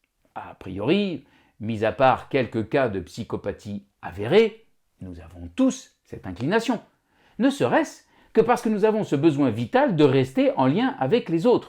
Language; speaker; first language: French; native; French